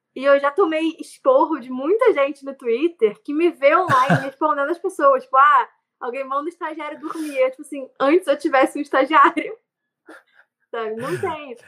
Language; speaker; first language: Portuguese; native; Portuguese